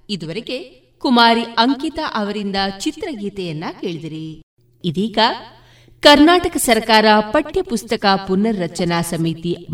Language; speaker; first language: Kannada; native; Kannada